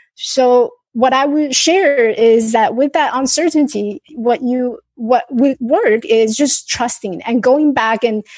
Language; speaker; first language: English; non-native, fluent; Chinese